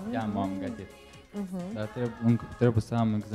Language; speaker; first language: Romanian; non-native, local second language; Russian